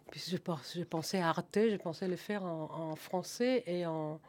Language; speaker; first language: French; non-native, fluent; German